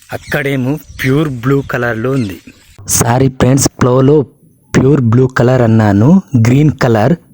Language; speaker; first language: Telugu; non-native, local second language; Gondi